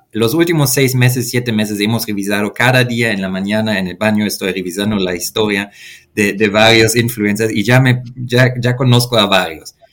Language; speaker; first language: Spanish; non-native, fluent; German